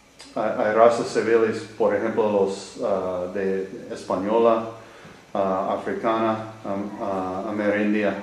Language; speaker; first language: Spanish; non-native, learner; English